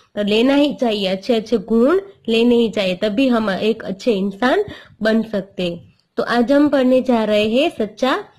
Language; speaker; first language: Hindi; non-native, local second language; Gujarati